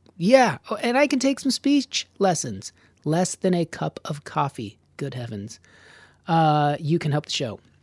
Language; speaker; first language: English; native; English